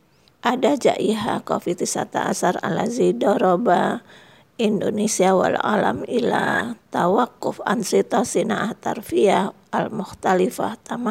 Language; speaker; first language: Arabic; non-native, fluent; Indonesian